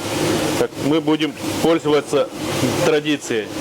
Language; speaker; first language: Russian; native; Russian